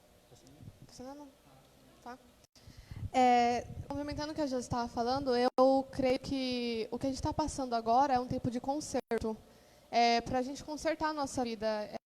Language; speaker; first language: Portuguese; native; Portuguese